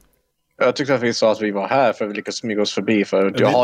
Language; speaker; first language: Swedish; non-native, fluent; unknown